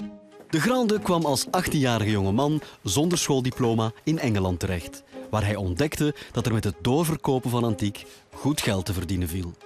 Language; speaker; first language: Dutch; native; Dutch